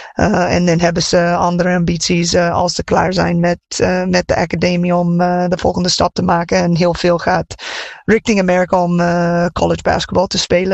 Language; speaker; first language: Dutch; non-native, fluent; English